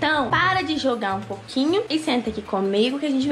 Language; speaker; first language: Portuguese; native; Portuguese